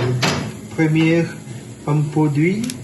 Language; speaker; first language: French; non-native, learner; Spanish